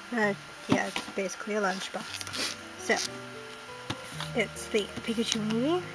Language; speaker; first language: English; native; English